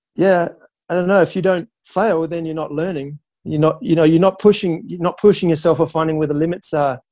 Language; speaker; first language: English; native; English